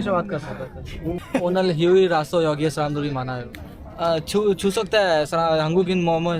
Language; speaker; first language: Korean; non-native, learner; Hindi